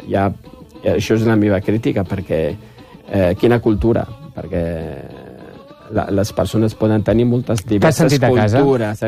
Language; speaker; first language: Catalan; non-native, fluent; Riffian